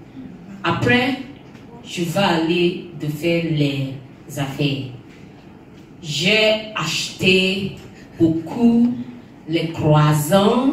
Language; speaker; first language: French; non-native, learner; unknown